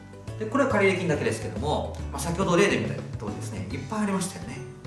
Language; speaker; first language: Japanese; native; Japanese